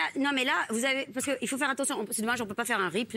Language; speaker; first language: French; non-native, fluent; English